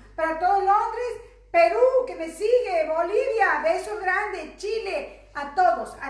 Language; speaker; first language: Spanish; native; Spanish